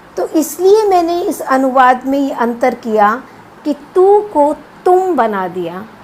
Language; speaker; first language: Hindi; non-native, local second language; Punjabi